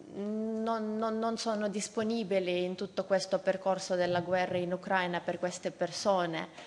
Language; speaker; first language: Italian; non-native, fluent; Ukrainian